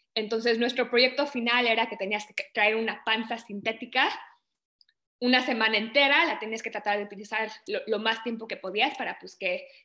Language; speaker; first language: Spanish; early bilingual, other home language; English